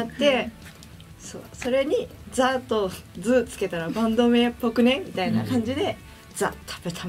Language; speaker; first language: Japanese; native; Japanese